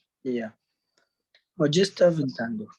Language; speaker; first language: Portuguese; non-native, learner; Arabic